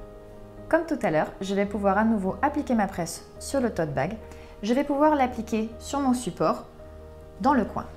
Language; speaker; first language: French; native; French